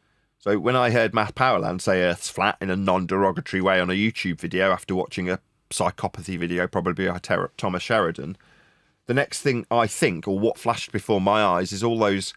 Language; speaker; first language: English; native; English